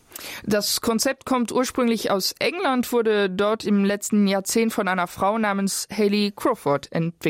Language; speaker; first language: German; non-native, local second language; Luxembourgish